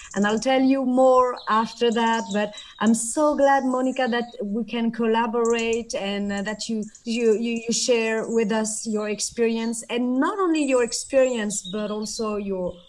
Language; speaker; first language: English; non-native, fluent; French